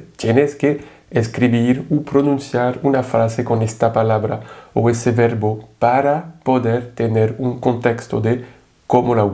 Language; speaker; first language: Spanish; non-native, fluent; French